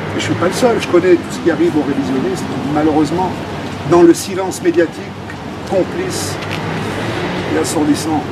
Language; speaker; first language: French; early bilingual, other home language; Arabic